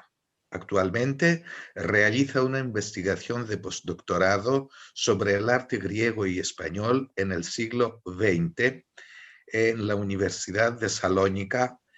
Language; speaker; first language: Spanish; non-native, fluent; Greek